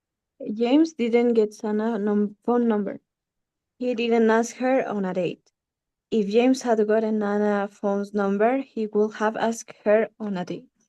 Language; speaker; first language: English; non-native, learner; Spanish